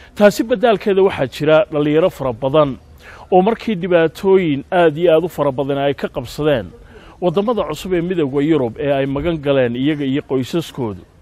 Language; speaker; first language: Somali; native; Somali